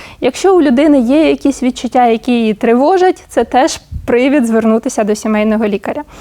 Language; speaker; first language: Ukrainian; native; Ukrainian